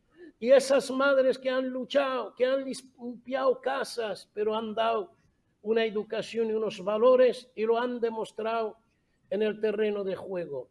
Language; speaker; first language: Spanish; non-native, fluent; Arabic